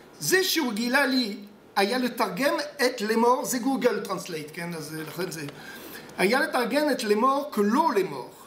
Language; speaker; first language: Hebrew; non-native, fluent; French